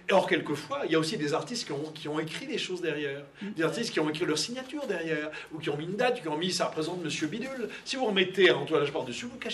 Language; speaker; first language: French; native; French